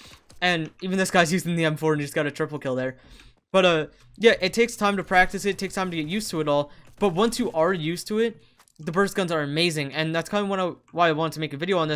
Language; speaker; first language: English; native; English